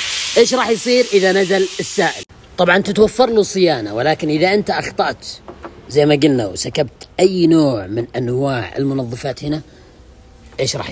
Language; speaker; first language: Arabic; native; Arabic